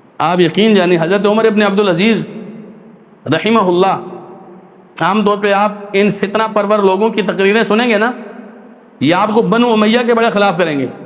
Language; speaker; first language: Urdu; non-native, local second language; Punjabi